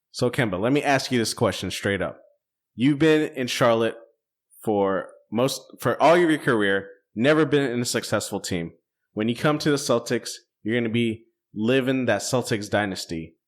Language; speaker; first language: English; native; English